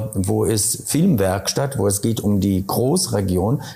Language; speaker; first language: German; non-native, fluent; Polish